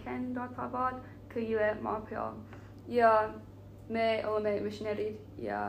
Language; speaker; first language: Estonian; non-native, learner; Finnish